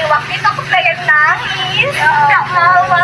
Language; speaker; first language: Indonesian; non-native, fluent; Korean